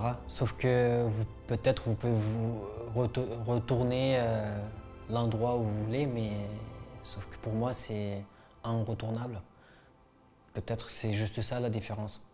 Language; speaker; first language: French; non-native, fluent; Uyghur